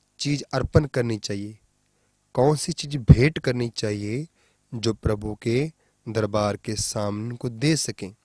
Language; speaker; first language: Hindi; non-native, local second language; Punjabi